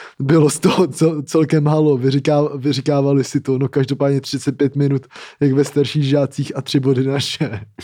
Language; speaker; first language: Czech; native; Czech